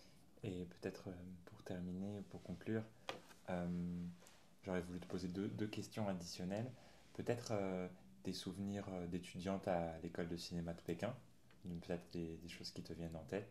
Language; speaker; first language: French; native; French